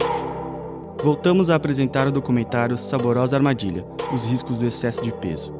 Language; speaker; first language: Portuguese; native; Portuguese